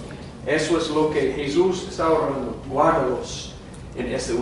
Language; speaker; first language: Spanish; non-native, fluent; English